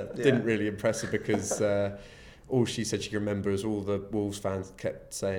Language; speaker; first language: English; native; English